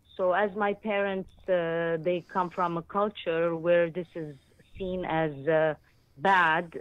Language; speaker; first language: English; non-native, fluent; Arabic